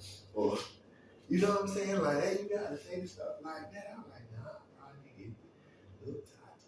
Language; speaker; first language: English; native; English